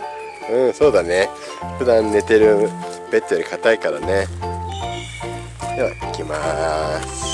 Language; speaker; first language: Japanese; native; Japanese